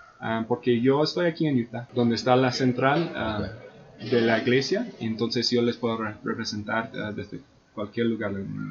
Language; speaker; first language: Spanish; non-native, fluent; English